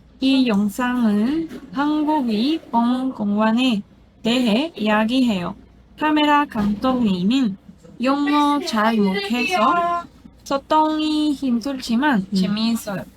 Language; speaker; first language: Korean; non-native, learner; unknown